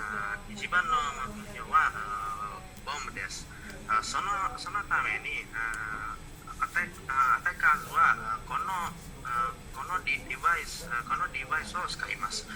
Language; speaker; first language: Japanese; non-native, learner; Indonesian